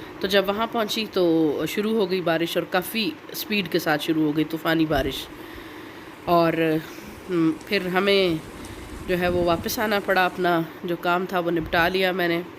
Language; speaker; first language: Urdu; non-native, local second language; Punjabi